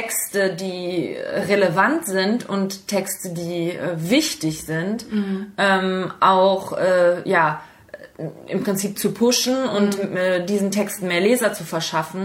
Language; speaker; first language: German; native; German